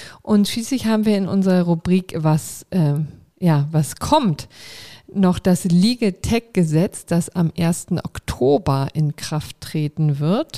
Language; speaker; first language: German; native; German